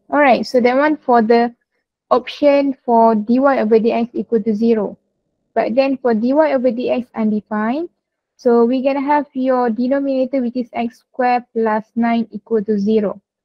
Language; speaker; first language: English; non-native, local second language; Malay